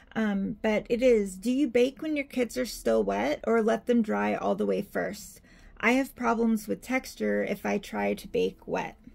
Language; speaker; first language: English; native; English